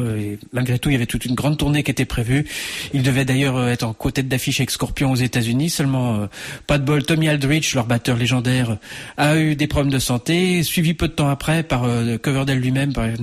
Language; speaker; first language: French; native; French